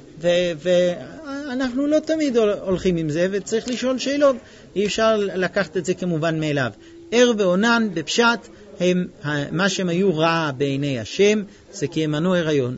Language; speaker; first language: Hebrew; non-native, fluent; English